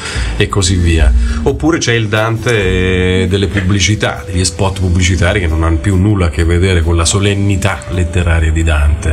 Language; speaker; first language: Italian; native; Italian